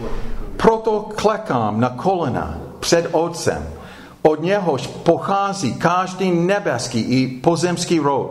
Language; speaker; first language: Czech; non-native, fluent; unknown